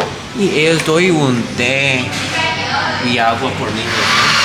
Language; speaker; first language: Spanish; non-native, learner; Korean